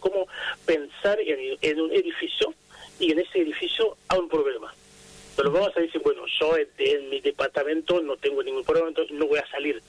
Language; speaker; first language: Spanish; non-native, fluent; Haitian Creole